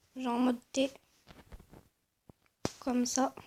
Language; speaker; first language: French; native; French